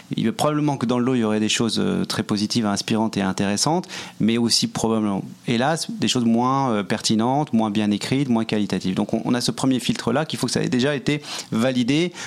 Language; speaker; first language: French; native; French